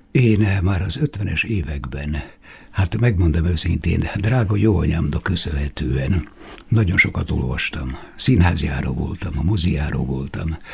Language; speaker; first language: Hungarian; native; Hungarian